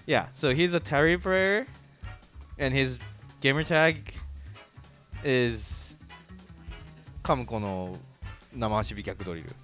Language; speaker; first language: English; non-native, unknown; Japanese